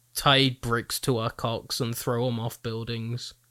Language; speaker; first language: English; native; English